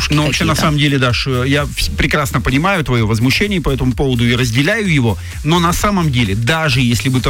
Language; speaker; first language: Russian; native; Russian